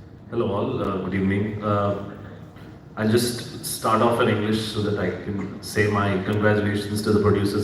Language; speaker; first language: English; non-native, local second language; Malayalam